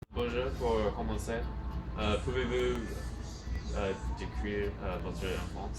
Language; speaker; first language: French; non-native, learner; English